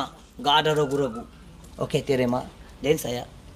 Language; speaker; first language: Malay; non-native, learner; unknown